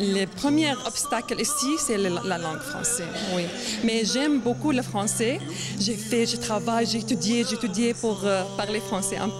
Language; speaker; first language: French; non-native, learner; Arabic